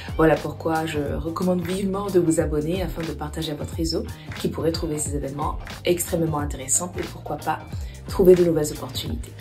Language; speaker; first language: French; non-native, fluent; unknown